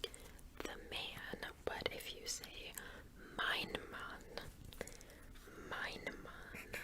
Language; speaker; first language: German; non-native, learner; English